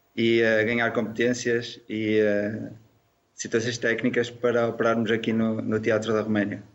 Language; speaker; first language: Portuguese; native; Portuguese